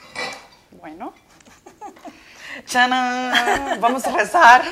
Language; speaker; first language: Spanish; non-native, learner; Portuguese